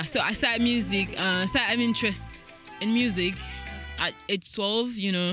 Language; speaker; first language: English; non-native, local second language; Yoruba